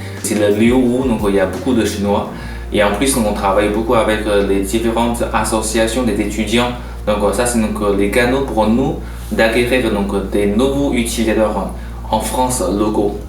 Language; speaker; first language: French; non-native, fluent; Chinese